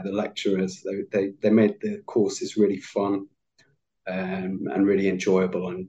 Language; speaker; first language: English; native; English